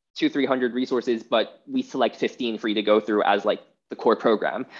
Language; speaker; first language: English; non-native, fluent; Chinese